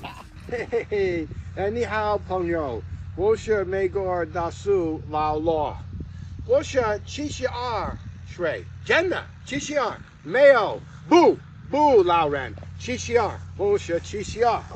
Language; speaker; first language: Chinese; non-native, learner; English